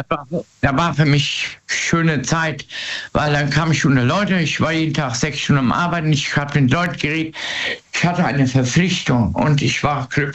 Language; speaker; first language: German; native; German